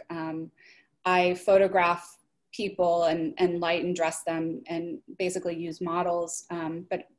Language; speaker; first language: English; native; English